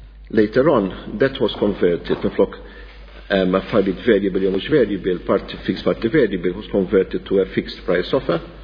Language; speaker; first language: English; non-native, local second language; Maltese